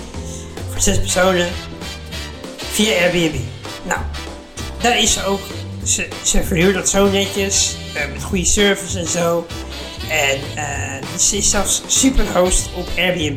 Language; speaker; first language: Dutch; native; Dutch